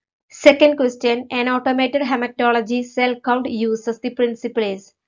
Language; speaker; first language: English; non-native, local second language; Malayalam